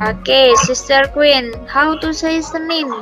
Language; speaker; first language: English; non-native, learner; Indonesian